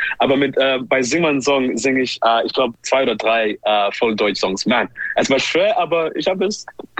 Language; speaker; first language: German; non-native, learner; English